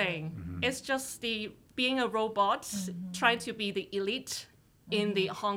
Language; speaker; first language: English; non-native, local second language; Cantonese